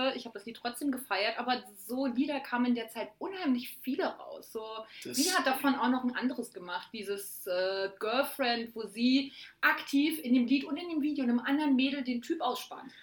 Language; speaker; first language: German; native; German